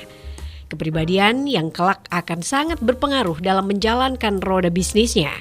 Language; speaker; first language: Indonesian; native; Indonesian